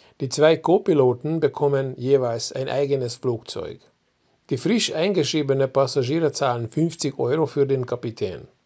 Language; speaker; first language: German; non-native, fluent; Hungarian